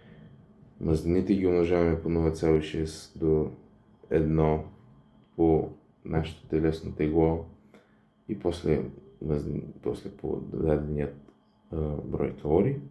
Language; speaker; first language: Bulgarian; native; Bulgarian